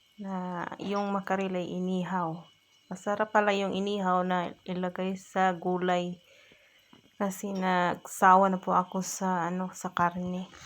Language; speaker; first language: Filipino; non-native, local second language; Cebuano